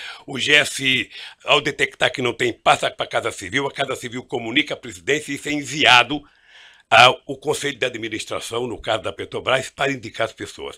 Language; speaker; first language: Portuguese; native; Portuguese